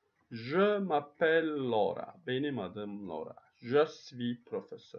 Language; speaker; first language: French; non-native, learner; Turkish